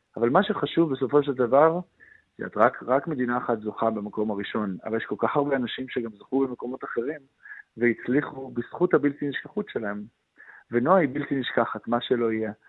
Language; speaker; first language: Hebrew; native; Hebrew